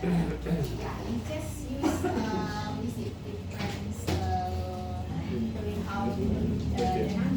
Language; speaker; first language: English; non-native, fluent; Indonesian